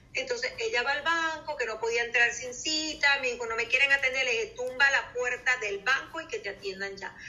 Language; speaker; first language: Spanish; native; Spanish